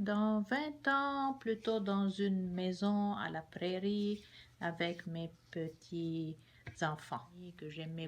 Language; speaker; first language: French; non-native, local second language; Arabic